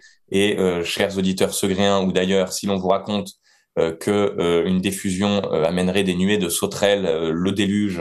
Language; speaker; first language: French; native; French